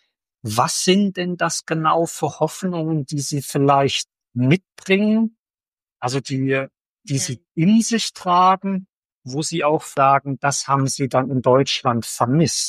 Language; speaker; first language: German; native; German